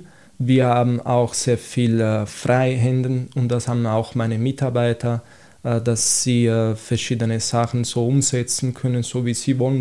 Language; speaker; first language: German; non-native, fluent; Italian